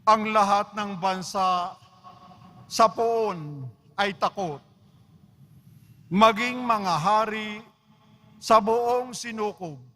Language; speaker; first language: Filipino; native; Filipino